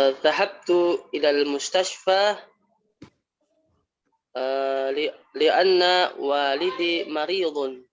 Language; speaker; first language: Arabic; non-native, learner; Indonesian